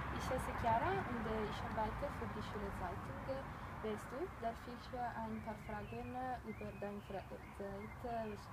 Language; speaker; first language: German; non-native, learner; Italian